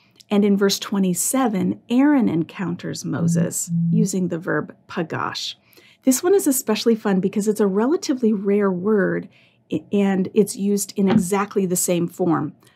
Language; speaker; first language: English; native; English